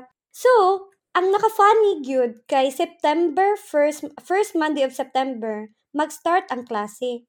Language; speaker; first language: English; non-native, local second language; Surigaonon